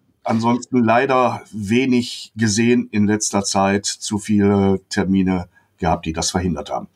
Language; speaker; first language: German; native; German